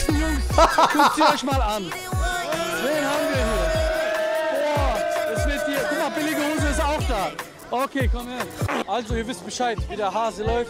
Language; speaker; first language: German; native; German